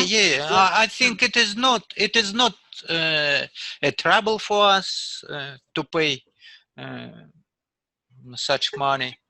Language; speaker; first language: English; non-native, learner; Russian